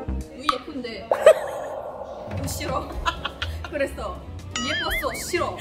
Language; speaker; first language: Korean; non-native, learner; Filipino